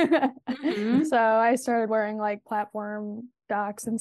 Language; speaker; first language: English; native; English